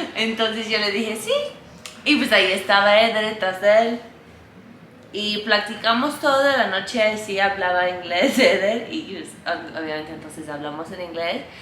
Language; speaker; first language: Spanish; non-native, fluent; English